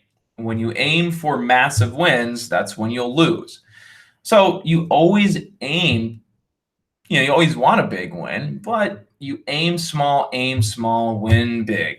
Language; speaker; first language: English; native; English